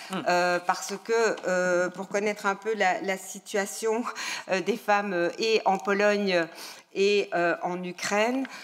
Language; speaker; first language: French; native; French